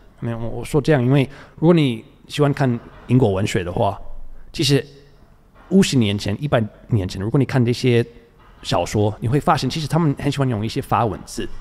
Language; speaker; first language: Chinese; non-native, fluent; English